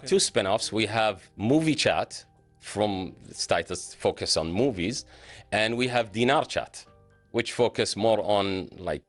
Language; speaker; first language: English; non-native, fluent; Arabic